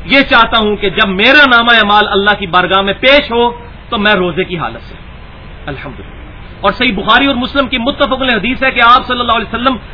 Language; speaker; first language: Urdu; non-native, local second language; Punjabi